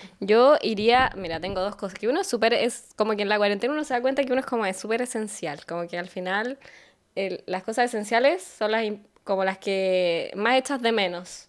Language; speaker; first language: Spanish; native; Spanish